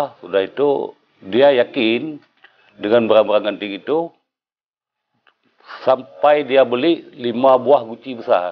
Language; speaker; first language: Indonesian; non-native, local second language; Achinese